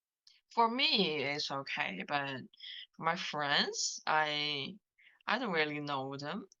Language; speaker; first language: English; non-native, learner; Chinese